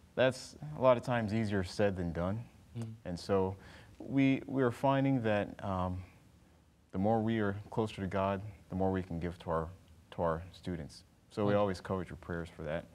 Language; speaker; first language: English; native; English